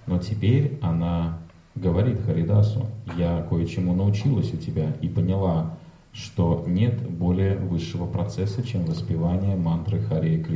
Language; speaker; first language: Russian; native; Russian